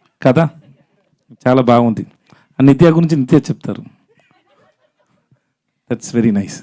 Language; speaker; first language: Telugu; non-native, learner; Tamil